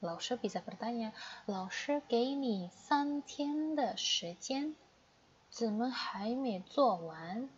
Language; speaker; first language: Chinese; non-native, fluent; Indonesian